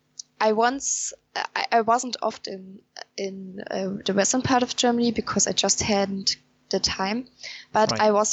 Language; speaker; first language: English; non-native, fluent; German